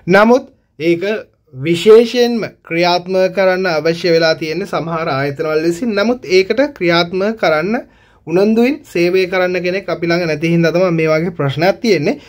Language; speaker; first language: Sinhala; native; Sinhala